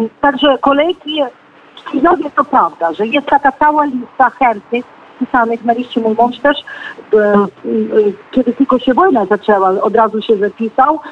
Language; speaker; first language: Polish; non-native, fluent; Ukrainian